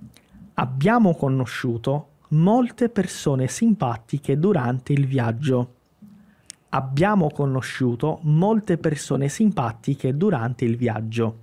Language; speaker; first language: Italian; non-native, fluent; Portuguese